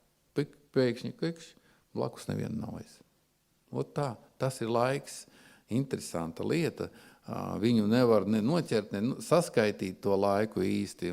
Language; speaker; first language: Latvian; non-native, local second language; Russian